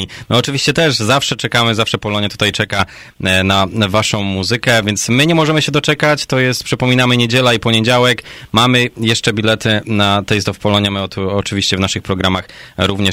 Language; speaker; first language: Polish; native; Polish